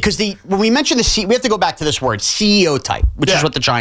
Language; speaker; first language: English; native; English